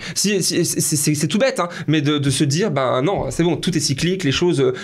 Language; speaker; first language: French; native; French